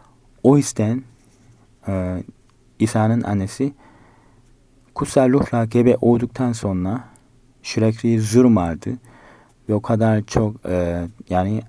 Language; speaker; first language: Turkish; non-native, learner; Korean